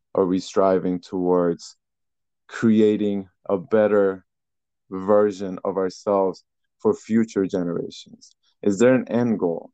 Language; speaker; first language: English; early bilingual, other home language; Persian